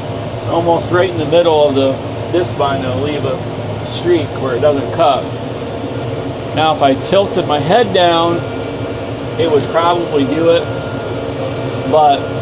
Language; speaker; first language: English; native; English